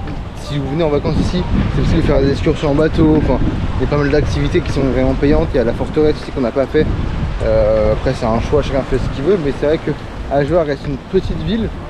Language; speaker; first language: French; native; French